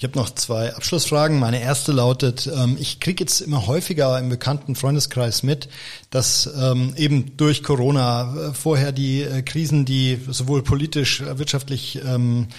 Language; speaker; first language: German; native; German